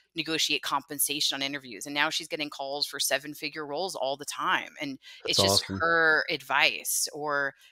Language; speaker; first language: English; native; English